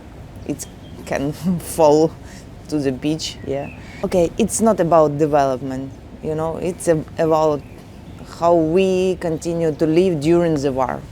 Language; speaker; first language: English; non-native, learner; Ukrainian